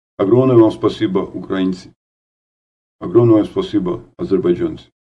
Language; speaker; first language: Russian; non-native, fluent; Georgian